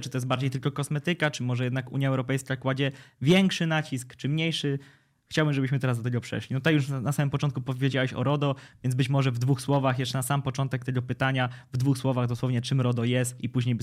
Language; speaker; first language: Polish; native; Polish